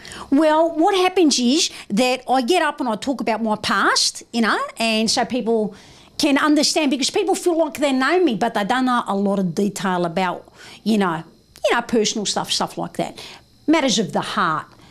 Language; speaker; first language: English; early bilingual, other home language; Greek